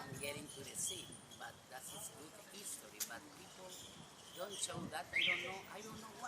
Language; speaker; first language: English; non-native, learner; Spanish